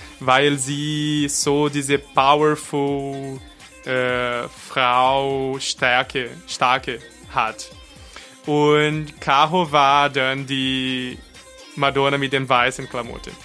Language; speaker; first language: German; non-native, fluent; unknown